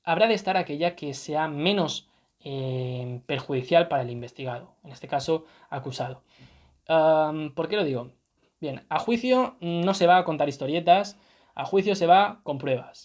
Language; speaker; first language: Spanish; native; Spanish